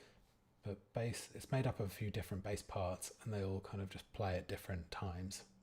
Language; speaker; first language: English; native; English